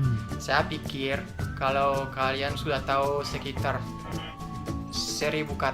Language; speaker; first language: Indonesian; non-native, fluent; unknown